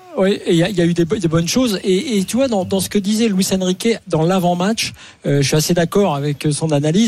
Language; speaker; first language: French; native; French